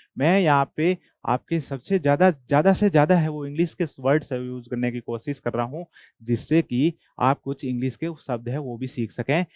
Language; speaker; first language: Hindi; non-native, local second language; Marwari